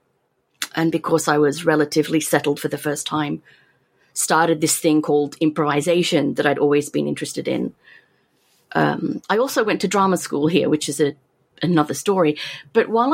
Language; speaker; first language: English; native; English